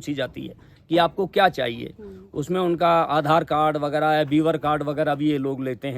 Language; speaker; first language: Hindi; native; Hindi